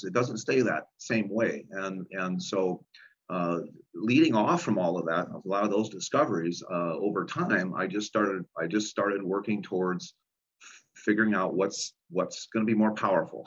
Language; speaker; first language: English; native; English